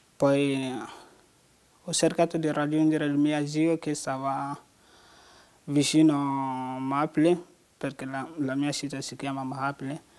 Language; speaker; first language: Italian; non-native, learner; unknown